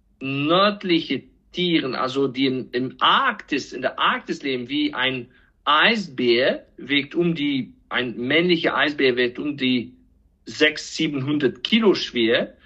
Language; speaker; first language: German; non-native, fluent; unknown